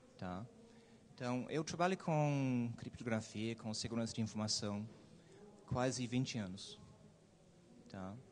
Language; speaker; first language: Portuguese; non-native, fluent; English